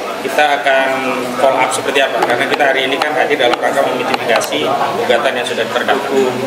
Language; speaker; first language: Indonesian; native; Indonesian